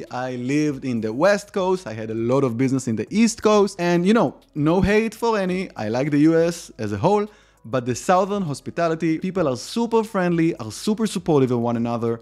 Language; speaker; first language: English; non-native, fluent; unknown